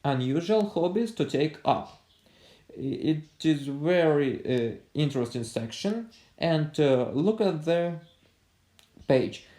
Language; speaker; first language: English; non-native, fluent; Russian